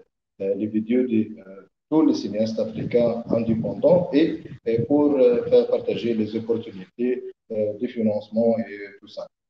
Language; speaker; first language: French; non-native, learner; Arabic